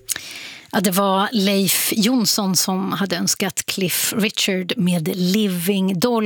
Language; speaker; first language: Swedish; native; Swedish